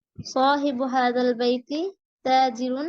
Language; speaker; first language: Arabic; non-native, learner; Bangla